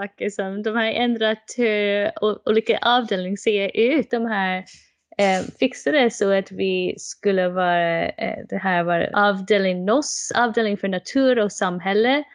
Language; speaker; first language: Swedish; non-native, fluent; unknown